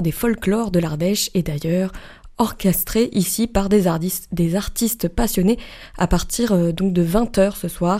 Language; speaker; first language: French; native; French